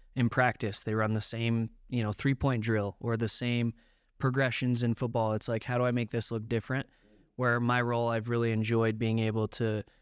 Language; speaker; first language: English; native; English